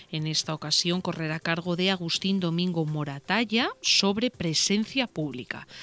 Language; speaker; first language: Spanish; native; Spanish